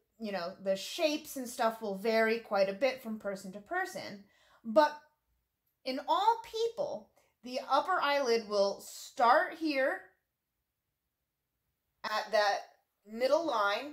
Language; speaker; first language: English; native; English